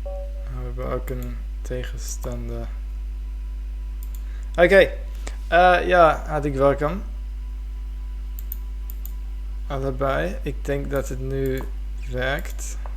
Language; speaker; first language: Dutch; non-native, fluent; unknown